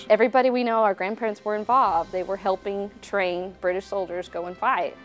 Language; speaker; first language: English; native; English